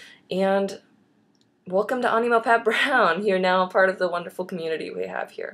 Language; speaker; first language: English; native; English